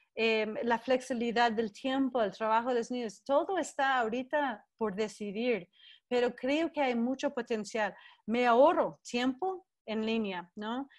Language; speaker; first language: Spanish; non-native, fluent; English